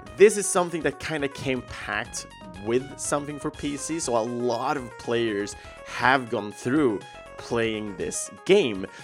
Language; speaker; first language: English; non-native, fluent; Swedish